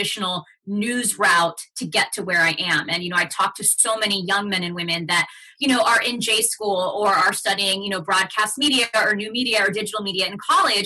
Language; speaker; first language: English; early bilingual, other home language; Spanish